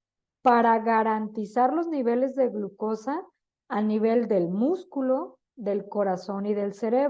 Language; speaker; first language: Spanish; native; Spanish